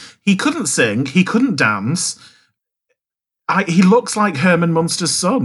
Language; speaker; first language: English; native; English